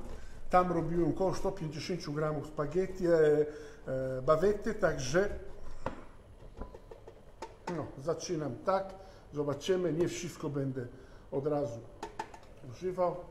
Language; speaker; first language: Polish; non-native, fluent; Italian